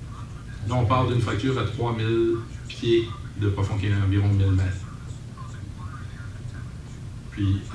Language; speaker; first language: French; native; French